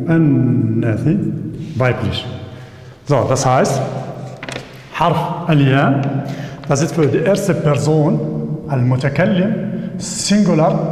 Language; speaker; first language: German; non-native, fluent; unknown